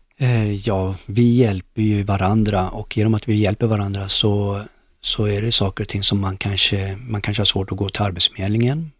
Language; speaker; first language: Swedish; early bilingual, other home language; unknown